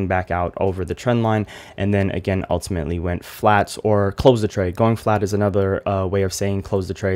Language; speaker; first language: English; native; English